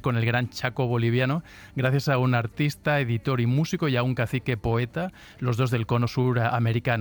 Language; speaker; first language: Spanish; native; Spanish